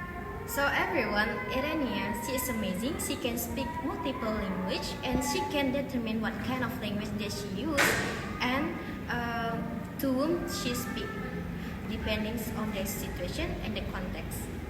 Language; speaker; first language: English; non-native, learner; Minangkabau